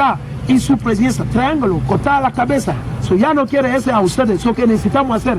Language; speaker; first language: Spanish; non-native, learner; English